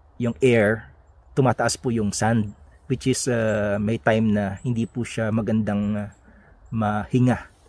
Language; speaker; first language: Filipino; native; Filipino